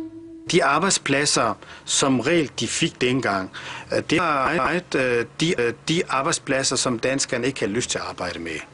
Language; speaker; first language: Danish; early bilingual, other home language; Turkish